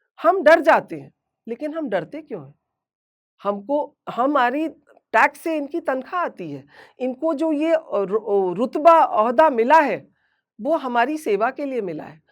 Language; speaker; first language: Hindi; native; Hindi